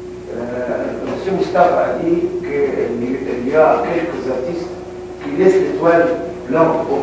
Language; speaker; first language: French; non-native, local second language; Arabic